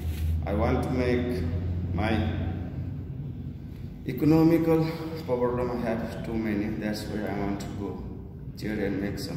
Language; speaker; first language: English; non-native, learner; Nepali